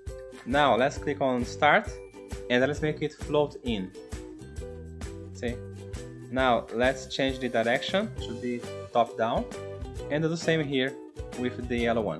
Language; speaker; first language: English; non-native, fluent; Portuguese